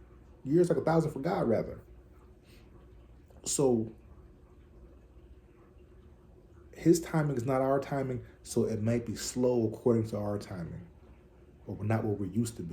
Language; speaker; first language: English; native; English